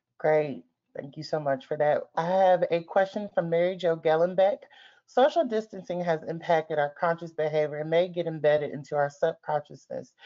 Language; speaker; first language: English; native; English